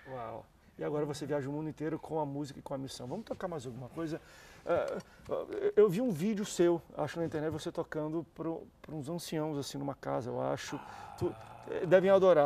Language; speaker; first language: Portuguese; native; Portuguese